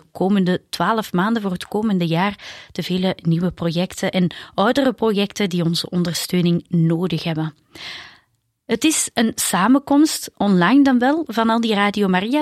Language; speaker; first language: Dutch; native; Dutch